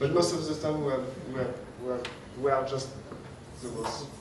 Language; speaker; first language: English; non-native, learner; French